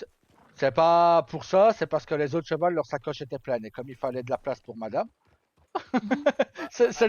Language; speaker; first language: French; native; French